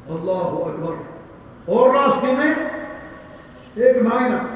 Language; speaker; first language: Urdu; non-native, learner; Arabic